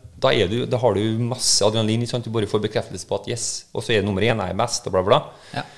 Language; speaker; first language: Norwegian; native; Norwegian